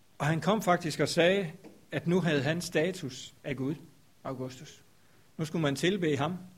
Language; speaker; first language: Danish; native; Danish